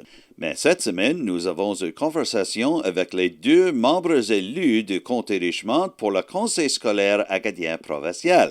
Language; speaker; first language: French; non-native, learner; English